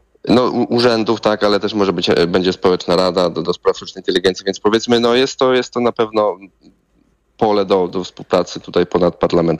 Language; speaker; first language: Polish; native; Polish